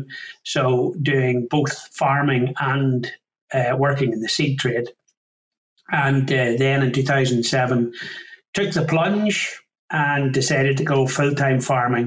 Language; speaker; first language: English; native; English